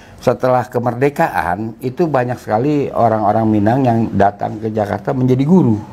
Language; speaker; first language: Indonesian; native; Indonesian